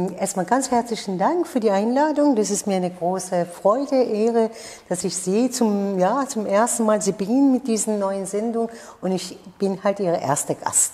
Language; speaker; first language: German; non-native, fluent; Persian